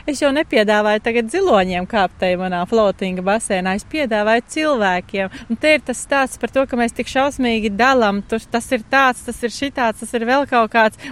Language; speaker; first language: Latvian; native; Latvian